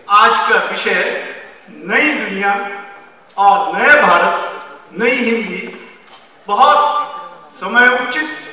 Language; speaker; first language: Hindi; non-native, fluent; Japanese